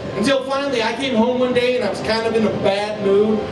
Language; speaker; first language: English; native; English